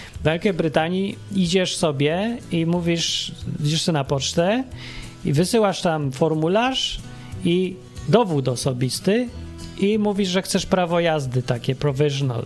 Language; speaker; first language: Polish; native; Polish